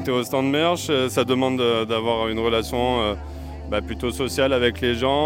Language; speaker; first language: French; native; French